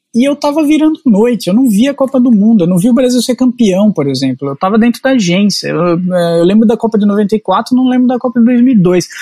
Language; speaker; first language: Portuguese; native; Portuguese